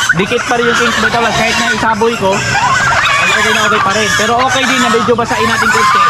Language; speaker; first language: Filipino; non-native, local second language; Cebuano